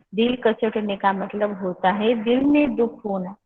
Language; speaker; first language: Hindi; non-native, local second language; Gujarati